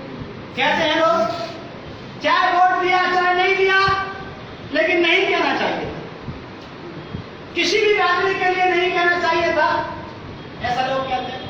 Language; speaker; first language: Hindi; native; Hindi